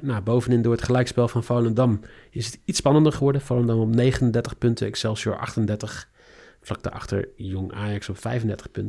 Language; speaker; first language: Dutch; native; Dutch